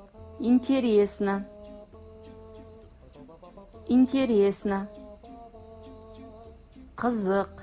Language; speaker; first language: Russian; non-native, fluent; Kazakh